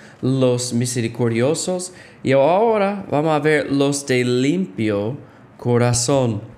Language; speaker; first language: Spanish; non-native, fluent; English